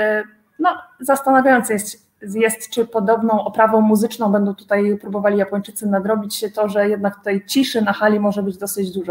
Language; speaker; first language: Polish; native; Polish